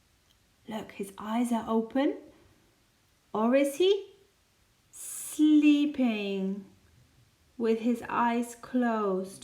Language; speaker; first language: English; non-native, fluent; Spanish